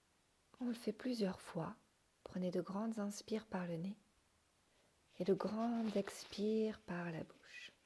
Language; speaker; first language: French; native; French